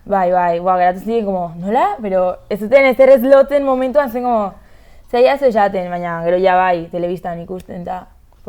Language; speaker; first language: Basque; non-native, local second language; Spanish